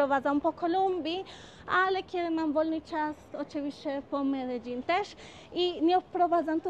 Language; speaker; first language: Polish; non-native, learner; Spanish